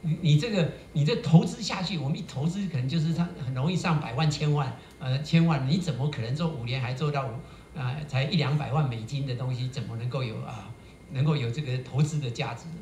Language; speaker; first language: Chinese; native; Chinese